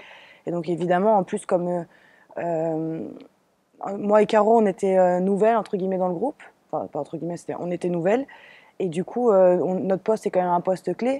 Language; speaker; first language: French; native; French